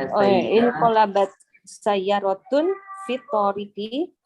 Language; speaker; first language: Arabic; non-native, learner; Indonesian